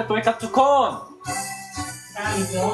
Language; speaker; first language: English; non-native, fluent; Spanish